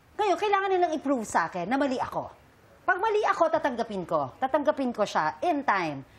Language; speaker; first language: Filipino; native; Filipino